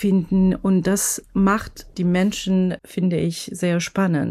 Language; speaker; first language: German; non-native, fluent; Persian